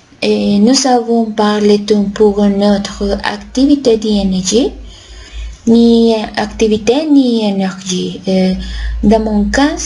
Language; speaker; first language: French; non-native, learner; Spanish